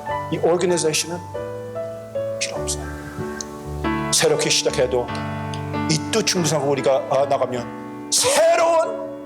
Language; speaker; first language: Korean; early bilingual, heritage; Korean